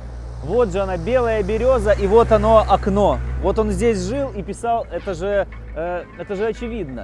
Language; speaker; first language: Russian; native; Russian